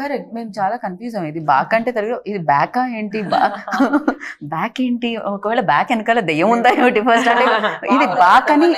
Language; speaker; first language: Telugu; native; Telugu